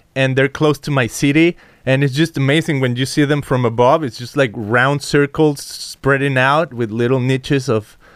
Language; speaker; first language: English; non-native, fluent; Spanish